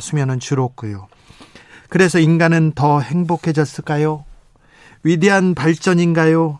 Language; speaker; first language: Korean; native; Korean